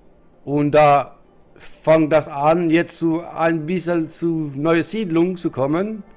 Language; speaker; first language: German; non-native, learner; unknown